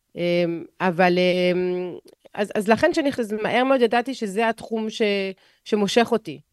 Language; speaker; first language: Hebrew; non-native, fluent; French